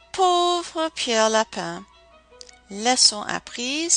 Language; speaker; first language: French; non-native, fluent; English